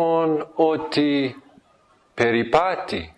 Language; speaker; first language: Greek; non-native, fluent; English